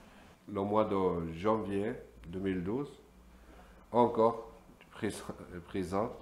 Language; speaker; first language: French; non-native, learner; Kurdish